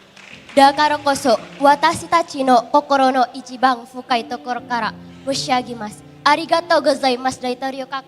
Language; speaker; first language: Japanese; non-native, learner; Indonesian